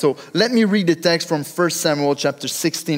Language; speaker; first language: English; non-native, fluent; French